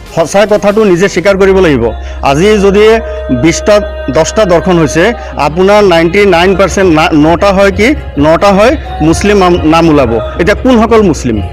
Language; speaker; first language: Assamese; native; Assamese